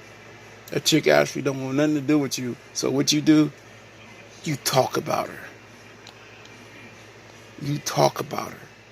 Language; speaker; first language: English; native; English